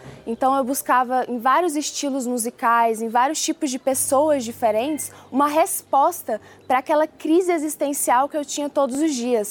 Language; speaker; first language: Portuguese; early bilingual, other home language; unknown